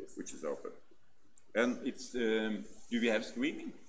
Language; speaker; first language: English; non-native, fluent; Norwegian